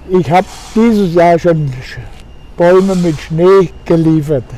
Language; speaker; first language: German; native; German